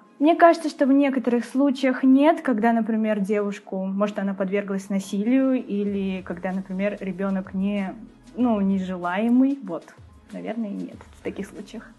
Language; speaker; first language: Russian; native; Russian